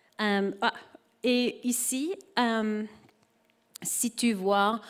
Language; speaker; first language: French; non-native, learner; English